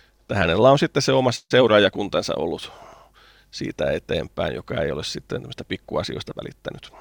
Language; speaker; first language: Finnish; native; Finnish